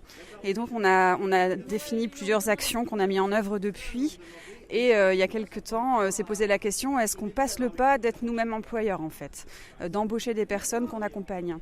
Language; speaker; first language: French; native; French